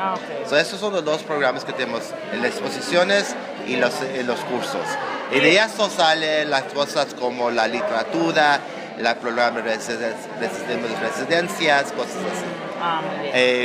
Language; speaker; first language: Spanish; non-native, learner; English